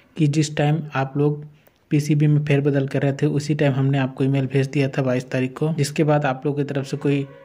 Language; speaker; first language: Hindi; native; Hindi